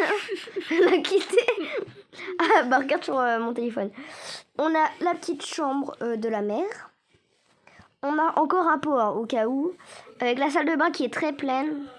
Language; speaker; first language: French; native; French